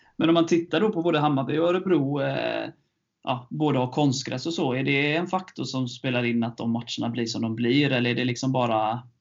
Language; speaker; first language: Swedish; native; Swedish